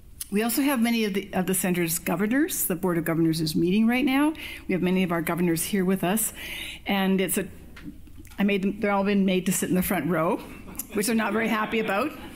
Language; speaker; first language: English; native; English